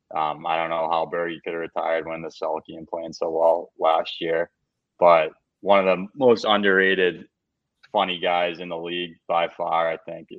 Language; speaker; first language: English; native; English